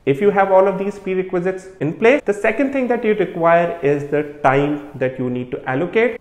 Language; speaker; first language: English; non-native, local second language; Hindi